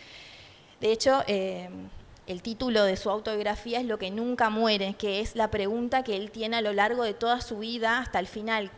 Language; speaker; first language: Spanish; native; Spanish